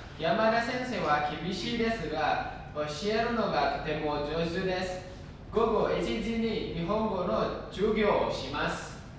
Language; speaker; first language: Japanese; non-native, learner; Indonesian